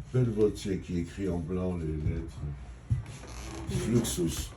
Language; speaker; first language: French; non-native, fluent; Georgian